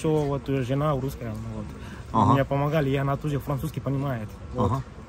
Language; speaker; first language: Russian; non-native, fluent; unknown